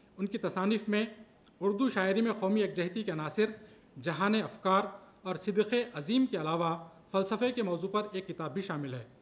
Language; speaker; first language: Urdu; native; Urdu